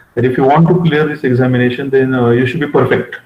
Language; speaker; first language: English; non-native, local second language; Marathi